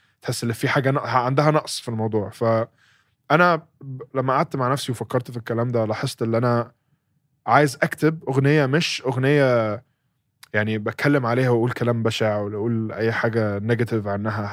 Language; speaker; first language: Arabic; early bilingual, heritage; Arabic